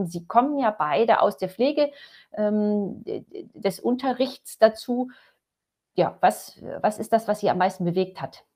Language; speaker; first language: German; native; German